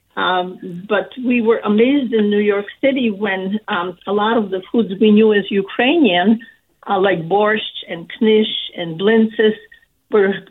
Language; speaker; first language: English; early bilingual, other home language; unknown